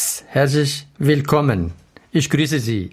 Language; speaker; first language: German; non-native, learner; Arabic